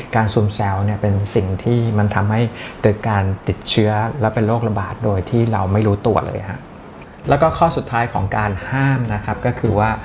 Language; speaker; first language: Thai; native; Thai